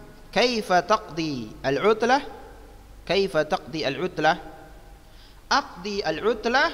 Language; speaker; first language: Arabic; non-native, fluent; Indonesian